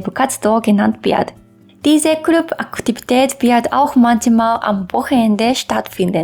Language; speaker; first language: German; non-native, fluent; Japanese